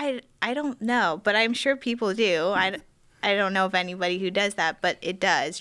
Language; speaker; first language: English; native; English